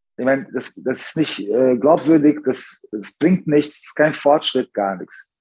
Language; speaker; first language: German; early bilingual, other home language; Serbian